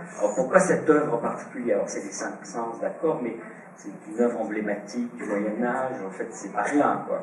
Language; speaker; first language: French; native; French